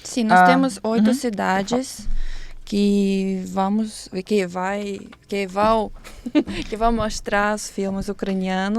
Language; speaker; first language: Portuguese; non-native, learner; Ukrainian